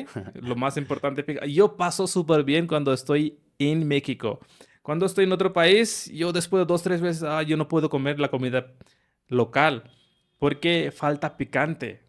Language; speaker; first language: Spanish; non-native, learner; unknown